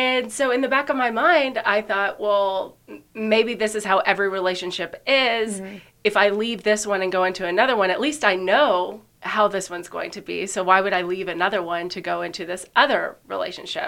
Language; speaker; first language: English; native; English